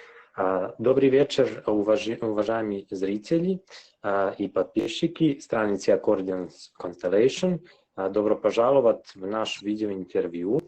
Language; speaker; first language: Russian; non-native, local second language; Serbian